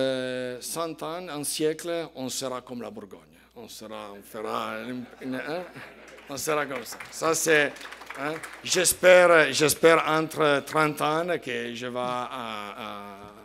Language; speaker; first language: French; non-native, fluent; Italian